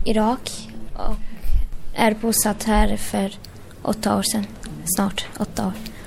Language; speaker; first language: Swedish; early bilingual, other home language; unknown